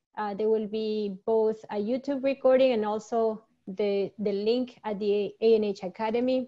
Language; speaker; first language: English; non-native, fluent; Spanish